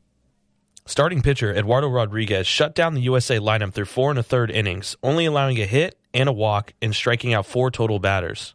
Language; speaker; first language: English; native; English